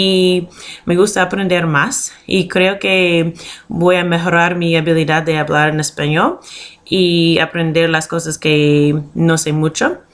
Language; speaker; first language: Spanish; non-native, learner; English